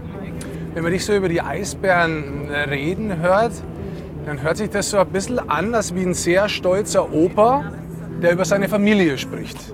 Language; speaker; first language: German; native; German